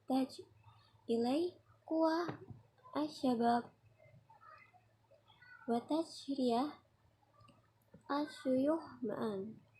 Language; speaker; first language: Arabic; non-native, learner; Indonesian